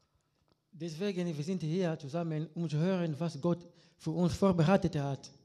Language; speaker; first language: German; non-native, learner; Lingala